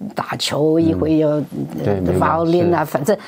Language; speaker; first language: Chinese; non-native, fluent; Wu Chinese